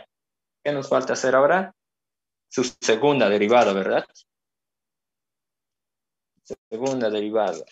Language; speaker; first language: Spanish; native; Spanish